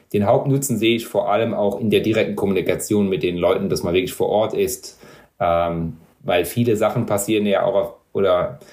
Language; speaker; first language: German; non-native, local second language; Luxembourgish